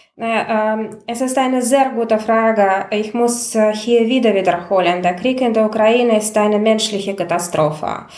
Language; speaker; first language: German; non-native, fluent; Russian